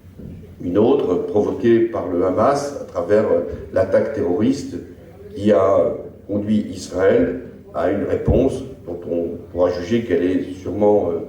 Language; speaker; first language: French; native; French